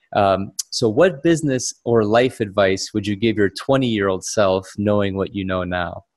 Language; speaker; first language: English; native; English